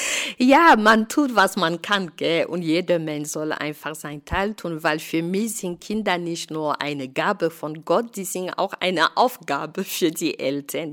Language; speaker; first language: German; non-native, fluent; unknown